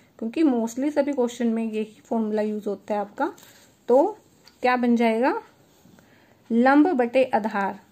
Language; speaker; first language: Hindi; native; Hindi